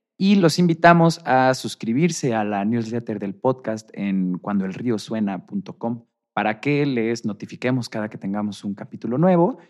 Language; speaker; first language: Spanish; native; Spanish